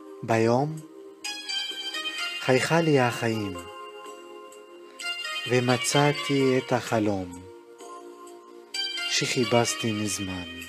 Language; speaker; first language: Hebrew; non-native, local second language; Arabic